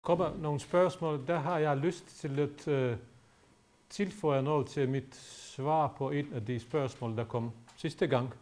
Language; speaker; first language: Danish; non-native, fluent; Bosnian